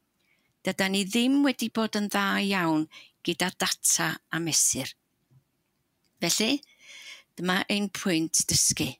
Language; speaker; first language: Welsh; native; Welsh